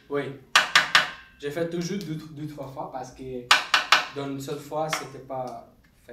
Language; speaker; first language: French; non-native, learner; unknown